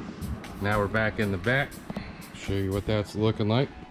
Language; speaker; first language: English; native; English